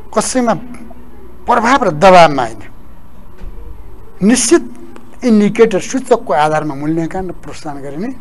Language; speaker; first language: Nepali; native; Nepali